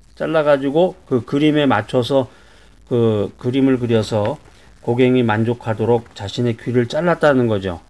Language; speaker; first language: Korean; native; Korean